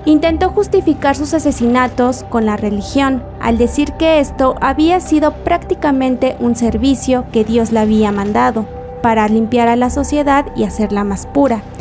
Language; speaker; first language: Spanish; native; Spanish